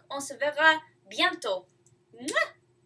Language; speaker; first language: French; non-native, learner; English